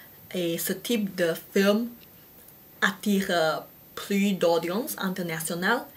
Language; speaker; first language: French; non-native, fluent; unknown